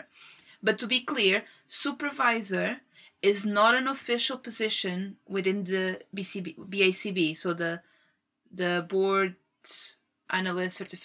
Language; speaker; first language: English; non-native, fluent; Portuguese